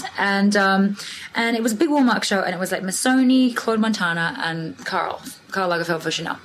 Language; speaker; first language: English; native; English